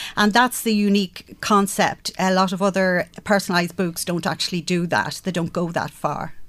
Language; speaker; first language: English; native; English